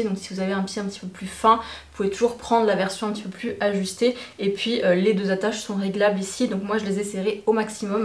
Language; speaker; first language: French; native; French